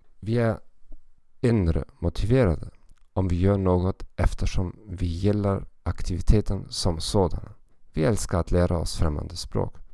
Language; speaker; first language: Swedish; non-native, learner; German